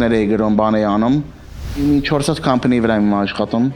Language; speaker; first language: Armenian; early bilingual, heritage; Armenian